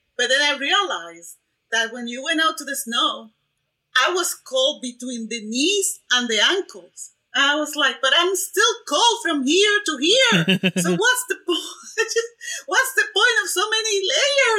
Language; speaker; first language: English; non-native, fluent; Spanish